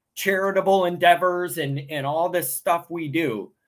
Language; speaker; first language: English; native; English